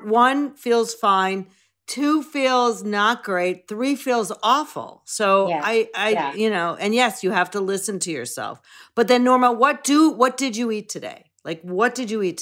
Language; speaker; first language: English; native; English